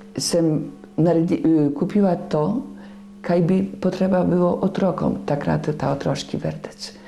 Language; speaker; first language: Slovenian; non-native, fluent; Polish